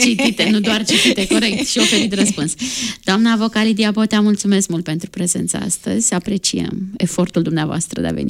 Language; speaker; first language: Romanian; native; Romanian